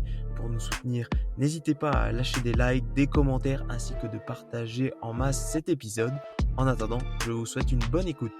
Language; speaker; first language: French; native; French